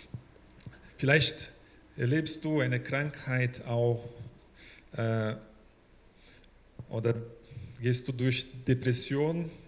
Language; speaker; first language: German; non-native, fluent; Portuguese